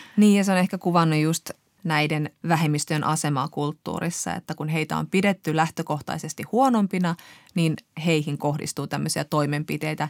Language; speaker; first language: Finnish; native; Finnish